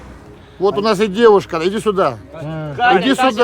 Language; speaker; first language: Russian; native; Russian